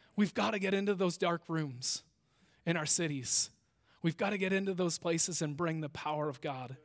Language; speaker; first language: English; native; English